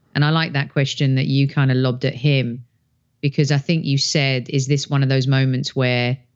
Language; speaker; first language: English; native; English